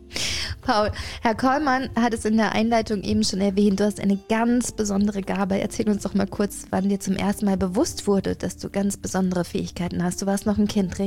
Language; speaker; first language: German; native; German